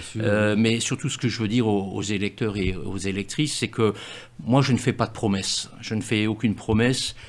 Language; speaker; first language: French; native; French